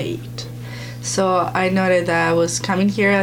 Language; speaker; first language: English; non-native, learner; Italian